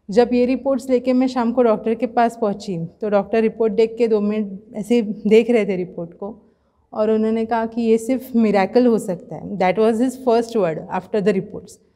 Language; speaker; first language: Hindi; non-native, local second language; Marathi